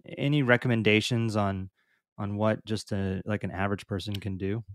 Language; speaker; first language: English; native; English